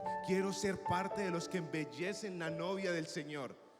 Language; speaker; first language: Spanish; native; Spanish